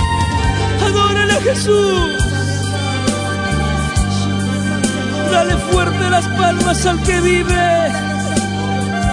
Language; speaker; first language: Spanish; native; Spanish